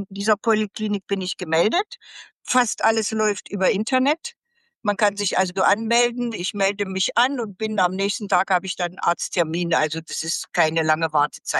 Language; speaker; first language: German; native; German